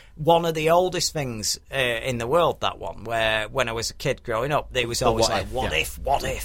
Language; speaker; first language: English; native; English